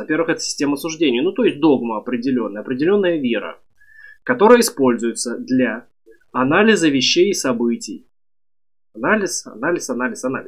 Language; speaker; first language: Russian; native; Russian